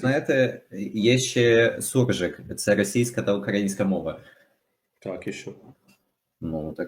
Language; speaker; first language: Ukrainian; non-native, local second language; Russian